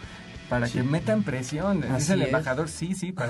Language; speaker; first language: Spanish; native; Spanish